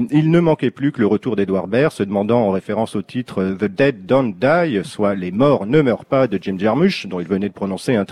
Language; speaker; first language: French; native; French